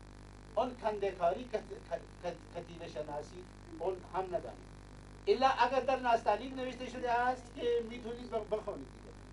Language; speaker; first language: Persian; non-native, fluent; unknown